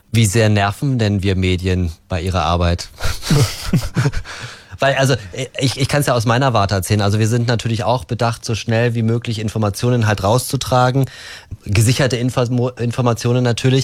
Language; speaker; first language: German; native; German